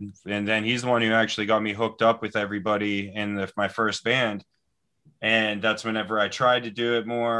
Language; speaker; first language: English; native; English